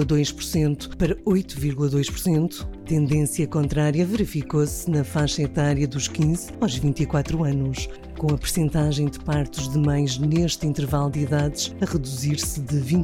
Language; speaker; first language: Portuguese; native; Portuguese